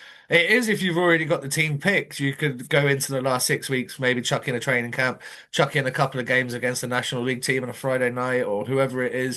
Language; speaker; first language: English; native; English